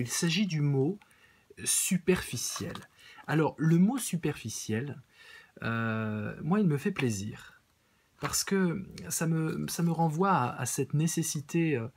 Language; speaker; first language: French; native; French